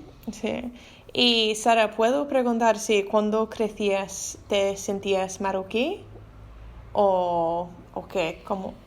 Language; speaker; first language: Spanish; non-native, learner; English